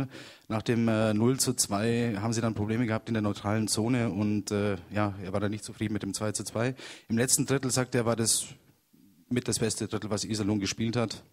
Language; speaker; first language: German; native; German